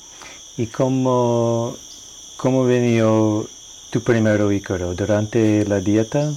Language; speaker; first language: Spanish; non-native, learner; English